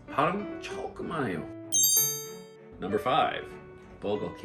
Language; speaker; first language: Korean; non-native, learner; English